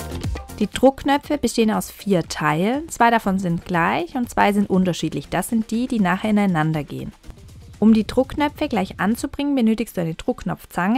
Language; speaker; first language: German; native; German